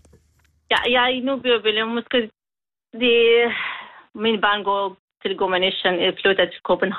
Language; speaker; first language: Danish; non-native, learner; Kurdish